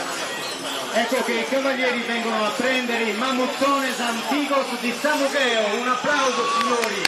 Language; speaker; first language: Italian; native; Italian